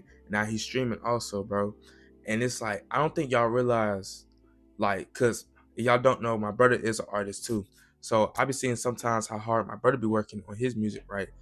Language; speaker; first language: English; native; English